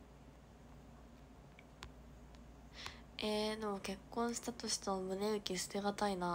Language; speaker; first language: Japanese; native; Japanese